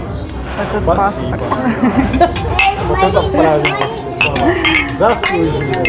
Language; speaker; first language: Russian; non-native, learner; Portuguese